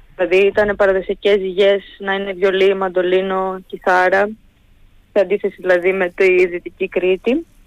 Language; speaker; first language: Greek; native; Greek